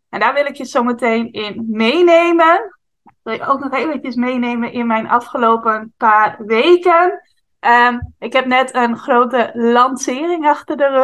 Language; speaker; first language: Dutch; native; Dutch